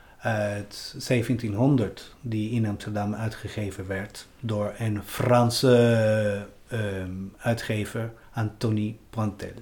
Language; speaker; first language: Dutch; non-native, fluent; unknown